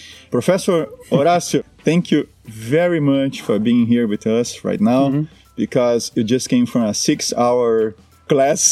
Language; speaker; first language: English; non-native, learner; Portuguese